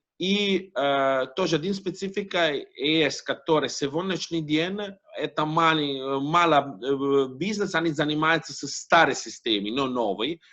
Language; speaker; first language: Russian; non-native, learner; Italian